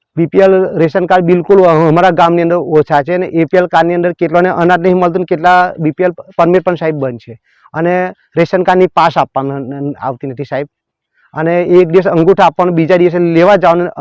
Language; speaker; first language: Gujarati; native; Gujarati